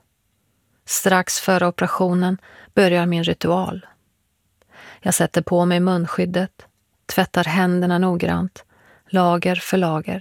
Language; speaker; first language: Swedish; early bilingual, other home language; Persian